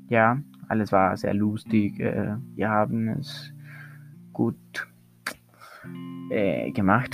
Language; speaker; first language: German; non-native, learner; Spanish